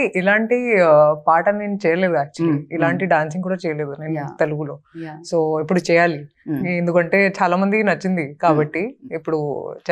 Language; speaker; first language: Telugu; non-native, fluent; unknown